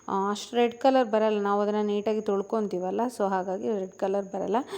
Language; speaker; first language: Kannada; non-native, local second language; Tulu